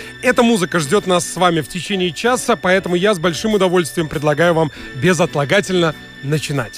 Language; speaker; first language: Russian; native; Russian